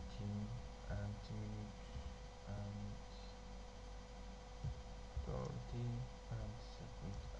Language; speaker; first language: English; non-native, learner; Turkish